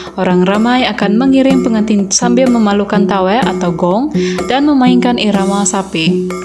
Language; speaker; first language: Malay; non-native, local second language; Iban